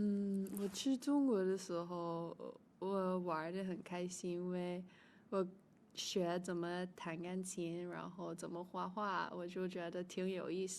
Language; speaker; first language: Chinese; early bilingual, heritage; English